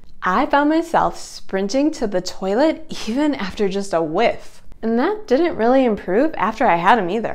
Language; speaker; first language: English; native; English